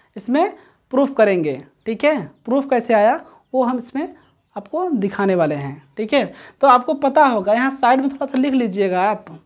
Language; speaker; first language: Hindi; native; Hindi